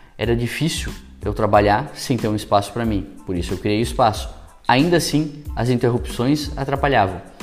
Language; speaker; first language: Portuguese; native; Portuguese